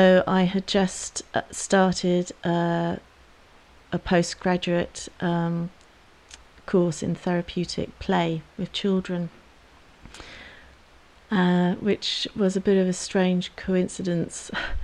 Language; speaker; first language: English; native; English